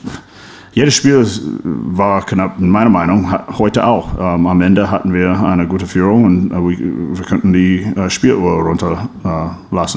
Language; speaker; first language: German; non-native, fluent; English